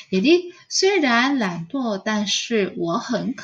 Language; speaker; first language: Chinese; non-native, fluent; Indonesian